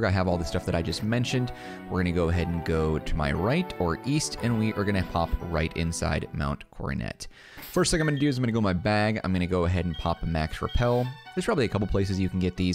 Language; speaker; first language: English; native; English